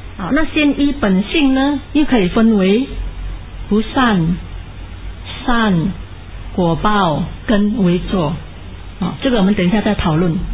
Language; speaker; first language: Chinese; native; Chinese